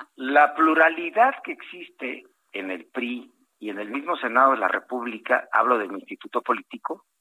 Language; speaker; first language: Spanish; native; Spanish